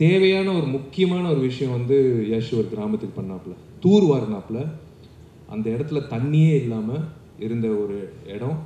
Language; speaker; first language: Tamil; native; Tamil